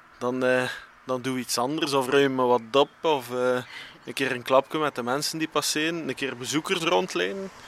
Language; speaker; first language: Dutch; native; Dutch